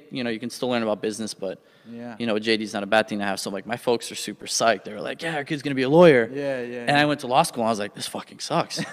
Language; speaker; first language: English; native; English